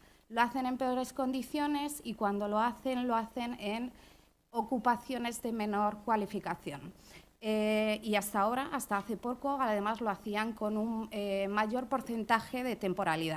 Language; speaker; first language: Spanish; native; Spanish